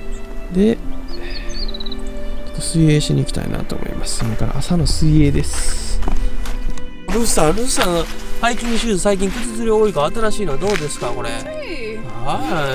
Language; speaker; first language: Japanese; native; Japanese